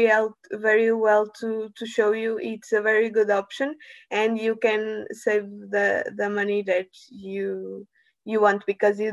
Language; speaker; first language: English; non-native, learner; Portuguese